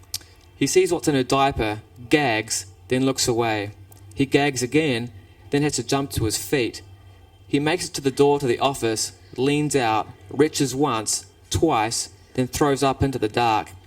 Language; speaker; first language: English; native; English